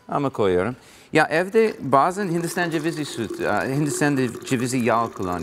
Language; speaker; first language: Turkish; non-native, learner; English